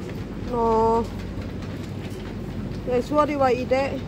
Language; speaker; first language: Danish; non-native, learner; Thai